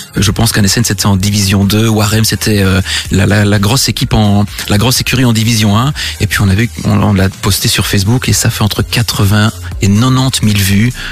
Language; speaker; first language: French; native; French